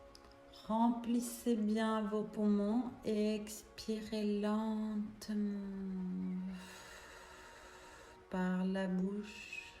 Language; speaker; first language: French; native; French